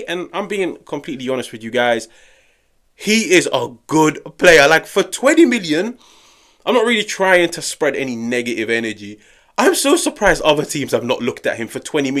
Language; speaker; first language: English; native; English